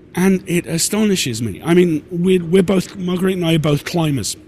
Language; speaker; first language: English; native; English